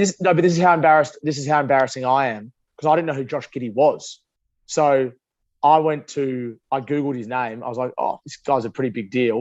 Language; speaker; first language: English; native; English